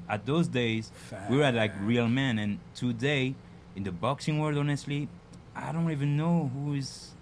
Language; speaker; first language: English; non-native, fluent; French